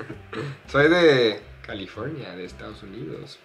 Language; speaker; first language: Spanish; non-native, fluent; English